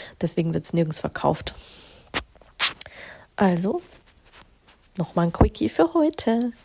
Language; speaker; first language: German; native; German